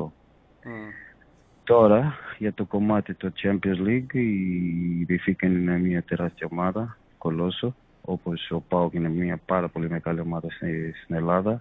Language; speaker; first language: Greek; non-native, fluent; Portuguese